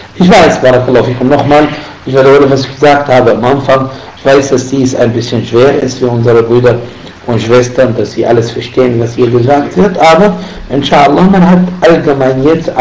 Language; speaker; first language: German; non-native, fluent; Arabic